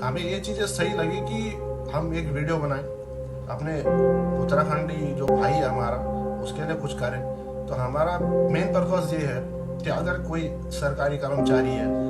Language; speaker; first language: Hindi; native; Hindi